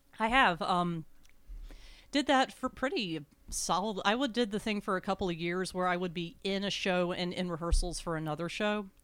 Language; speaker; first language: English; native; English